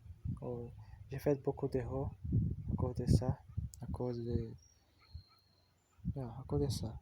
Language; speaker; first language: French; non-native, learner; Portuguese